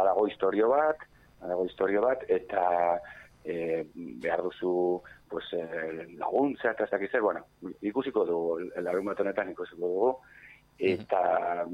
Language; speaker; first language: Basque; non-native, local second language; Spanish